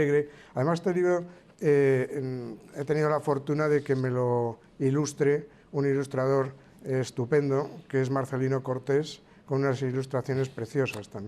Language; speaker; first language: Spanish; native; Spanish